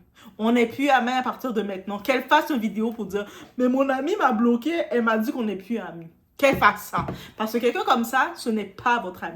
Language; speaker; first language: French; native; French